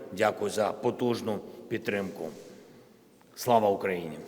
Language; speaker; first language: Ukrainian; non-native, local second language; Russian